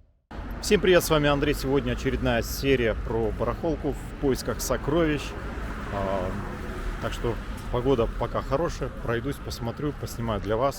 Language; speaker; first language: Russian; native; Russian